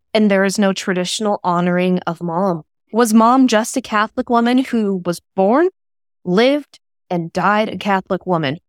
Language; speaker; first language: English; native; English